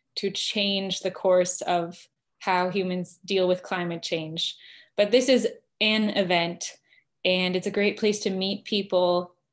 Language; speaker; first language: English; native; English